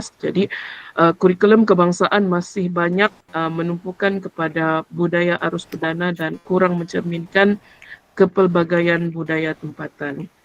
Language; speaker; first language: Malay; non-native, local second language; Central Dusun